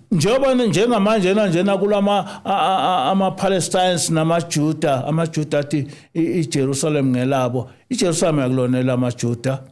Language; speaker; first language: Zulu; native; Zulu